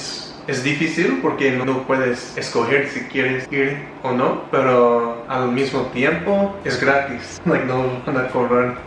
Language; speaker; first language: Spanish; non-native, learner; English